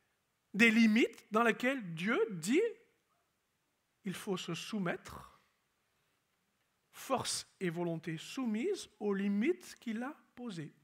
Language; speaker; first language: French; native; French